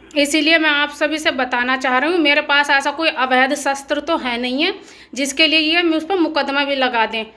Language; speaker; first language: Hindi; native; Hindi